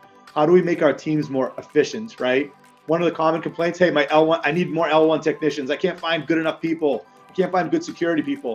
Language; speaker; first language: English; native; English